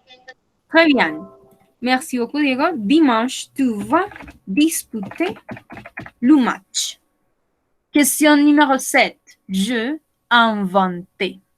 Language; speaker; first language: French; non-native, fluent; Spanish